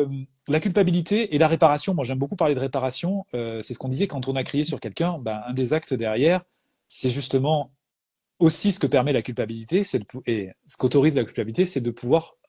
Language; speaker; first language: French; native; French